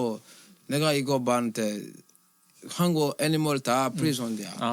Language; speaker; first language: Korean; non-native, learner; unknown